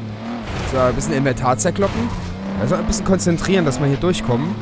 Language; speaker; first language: German; native; German